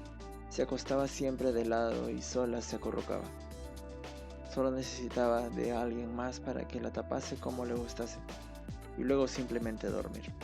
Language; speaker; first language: Spanish; native; Spanish